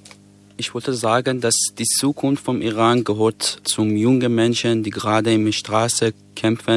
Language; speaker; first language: German; non-native, fluent; Persian